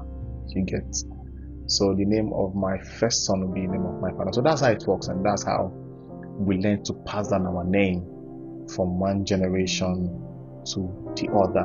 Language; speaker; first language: English; non-native, local second language; Igbo